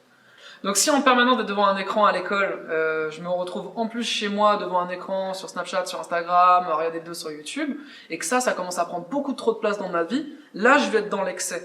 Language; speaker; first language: French; native; French